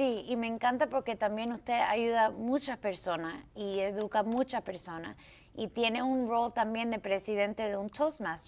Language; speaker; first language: Spanish; early bilingual, heritage; English